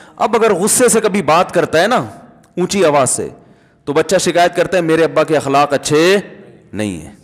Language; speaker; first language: Urdu; native; Urdu